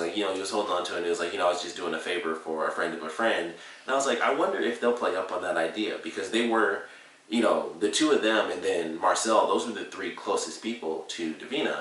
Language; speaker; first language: English; native; English